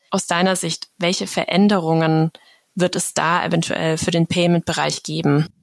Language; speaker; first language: German; native; German